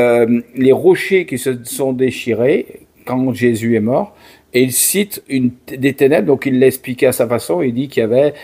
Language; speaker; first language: French; native; French